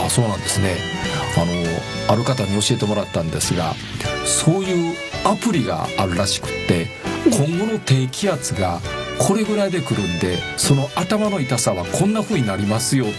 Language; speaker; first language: Japanese; native; Japanese